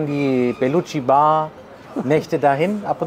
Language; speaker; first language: German; native; German